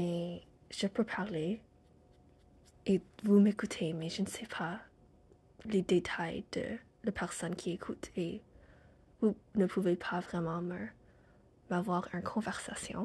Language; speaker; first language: French; non-native, fluent; English